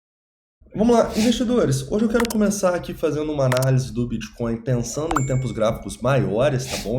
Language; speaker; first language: Portuguese; native; Portuguese